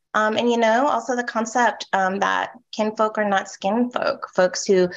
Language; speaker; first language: English; native; English